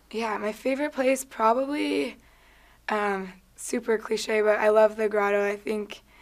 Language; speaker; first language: English; native; English